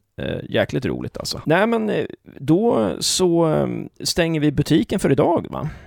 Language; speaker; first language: Swedish; native; Swedish